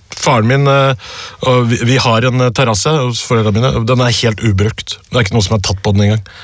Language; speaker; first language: Norwegian; early bilingual, other home language; Urdu